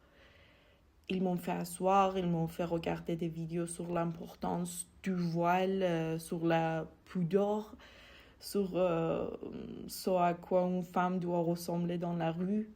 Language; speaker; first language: French; non-native, fluent; Persian